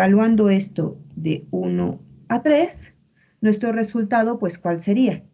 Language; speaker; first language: Spanish; native; Spanish